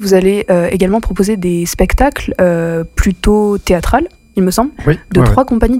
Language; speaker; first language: French; native; French